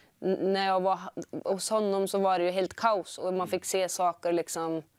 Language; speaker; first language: Swedish; native; Swedish